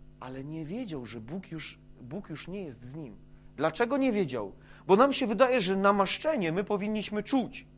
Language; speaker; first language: Polish; non-native, fluent; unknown